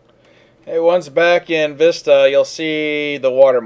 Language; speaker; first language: English; native; English